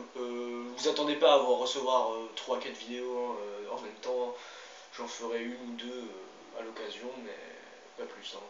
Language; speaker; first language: French; native; French